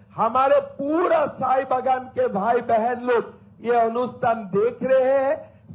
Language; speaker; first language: Hindi; non-native, local second language; Assamese